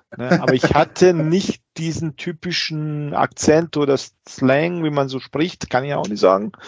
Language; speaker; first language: German; early bilingual, other home language; Serbian